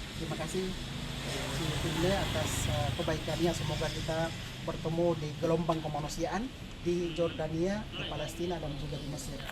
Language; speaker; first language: Indonesian; native; Indonesian